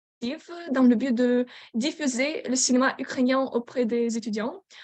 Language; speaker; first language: French; non-native, learner; Ukrainian